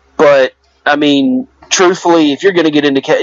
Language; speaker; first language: English; native; English